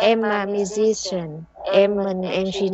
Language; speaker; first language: English; non-native, learner; Vietnamese